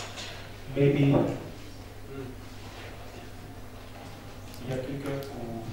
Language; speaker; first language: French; non-native, local second language; Dutch